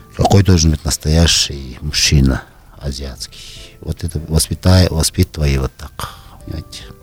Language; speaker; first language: Russian; non-native, local second language; Tuvinian